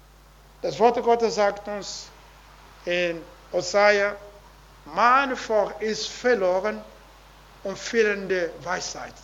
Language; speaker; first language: German; non-native, learner; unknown